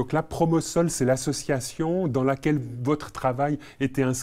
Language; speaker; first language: French; native; French